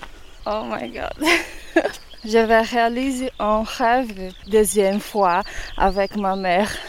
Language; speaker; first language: French; non-native, learner; Portuguese